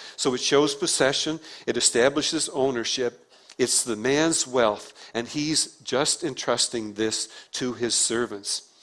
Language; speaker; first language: English; native; English